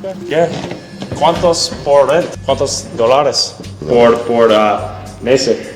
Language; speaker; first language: Spanish; non-native, learner; English